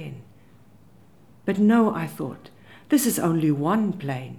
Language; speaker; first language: English; non-native, local second language; Afrikaans